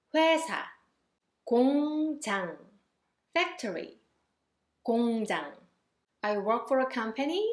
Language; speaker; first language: English; non-native, fluent; Korean